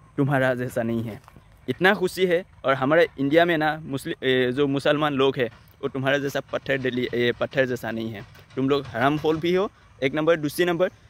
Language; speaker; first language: Hindi; non-native, local second language; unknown